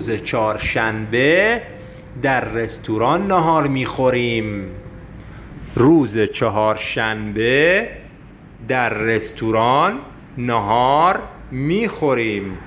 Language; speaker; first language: Persian; non-native, fluent; Arabic